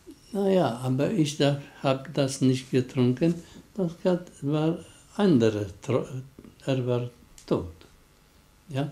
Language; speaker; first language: German; non-native, learner; Polish